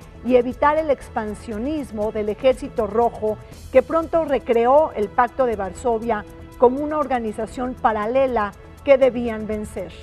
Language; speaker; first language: Spanish; native; Spanish